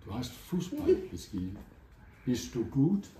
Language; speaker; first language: German; non-native, fluent; Danish